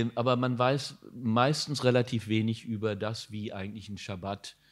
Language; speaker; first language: German; native; German